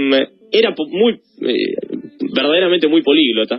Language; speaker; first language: Spanish; native; Spanish